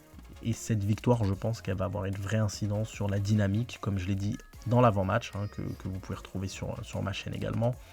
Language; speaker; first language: French; native; French